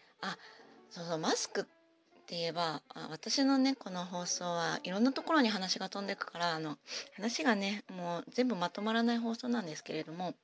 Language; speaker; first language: Japanese; native; Japanese